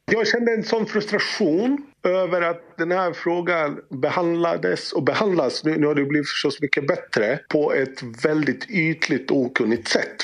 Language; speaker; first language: Swedish; early bilingual, other home language; Bosnian